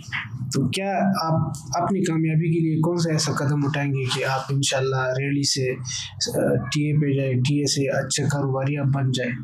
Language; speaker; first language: Urdu; native; Urdu